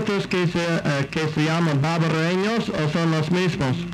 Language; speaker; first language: Spanish; non-native, fluent; English